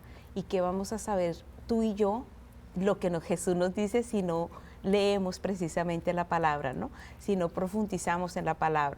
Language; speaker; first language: Spanish; native; Spanish